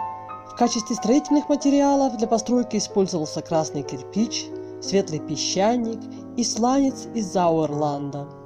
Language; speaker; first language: Russian; native; Russian